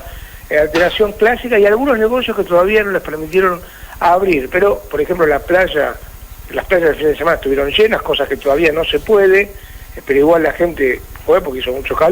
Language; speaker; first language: Spanish; native; Spanish